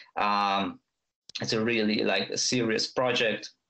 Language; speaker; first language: English; non-native, fluent; Hungarian